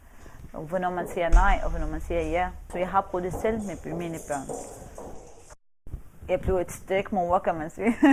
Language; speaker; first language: Danish; non-native, fluent; Arabic